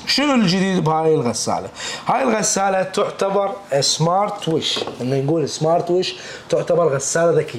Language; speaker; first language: Arabic; native; Arabic